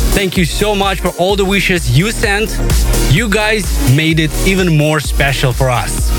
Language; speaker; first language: English; non-native, fluent; Romanian